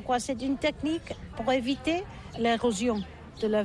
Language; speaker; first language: French; non-native, learner; Catalan